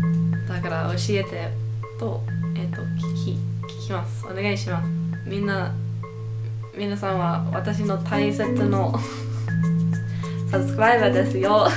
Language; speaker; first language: Japanese; non-native, learner; English